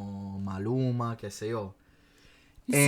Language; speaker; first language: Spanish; non-native, fluent; English